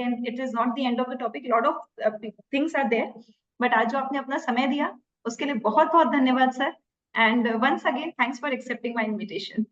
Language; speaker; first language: Hindi; native; Hindi